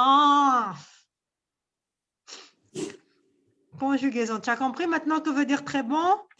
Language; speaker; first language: French; non-native, local second language; Arabic